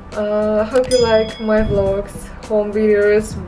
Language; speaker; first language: English; non-native, fluent; Russian